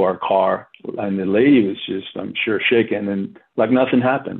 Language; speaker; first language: English; non-native, fluent; Spanish